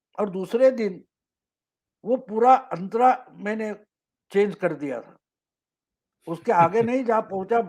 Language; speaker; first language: Hindi; non-native, local second language; Marathi